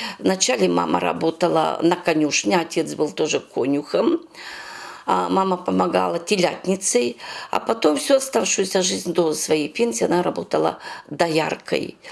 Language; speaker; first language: Russian; non-native, local second language; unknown